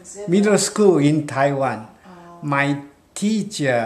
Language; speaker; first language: English; non-native, learner; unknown